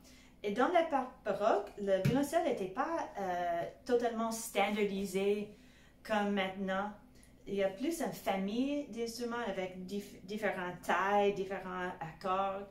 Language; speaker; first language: French; non-native, fluent; English